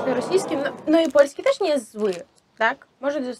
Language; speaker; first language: Polish; non-native, fluent; Russian